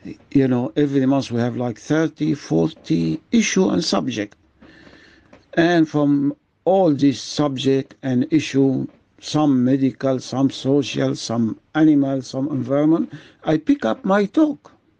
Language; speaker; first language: English; non-native, fluent; Arabic